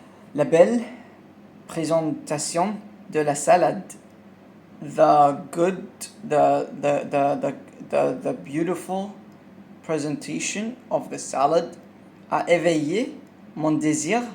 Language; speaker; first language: French; non-native, learner; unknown